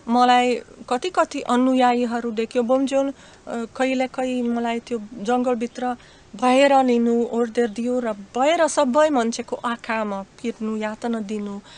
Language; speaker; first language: Nepali; non-native, learner; Slovak